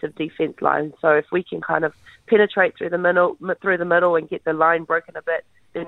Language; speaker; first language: English; native; English